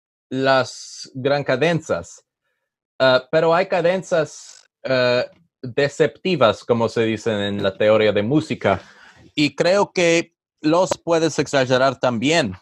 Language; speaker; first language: Spanish; non-native, learner; English